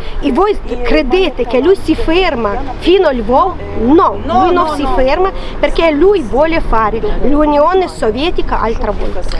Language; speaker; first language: Italian; non-native, fluent; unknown